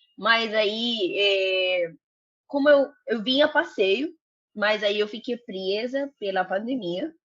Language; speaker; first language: Portuguese; non-native, fluent; Spanish